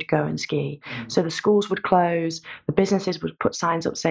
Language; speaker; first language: English; native; English